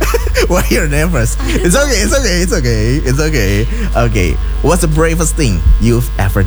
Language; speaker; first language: English; non-native, fluent; Indonesian